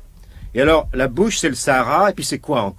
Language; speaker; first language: French; native; French